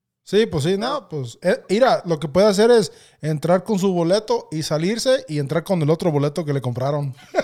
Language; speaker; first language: Spanish; early bilingual, heritage; Spanish